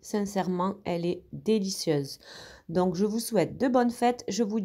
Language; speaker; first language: French; native; French